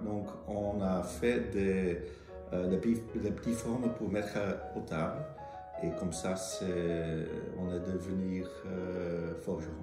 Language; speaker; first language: French; non-native, local second language; Dutch